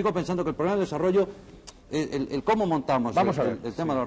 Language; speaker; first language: Spanish; native; Spanish